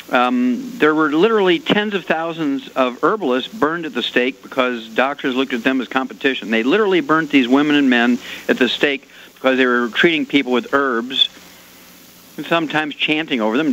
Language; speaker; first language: English; native; English